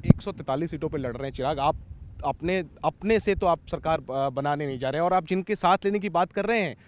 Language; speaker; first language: Hindi; native; Hindi